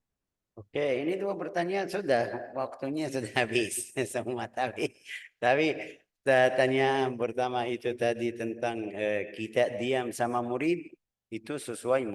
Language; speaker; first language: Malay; non-native, fluent; Arabic